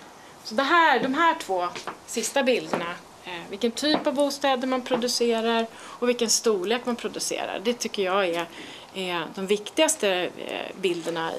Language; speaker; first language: Swedish; native; Swedish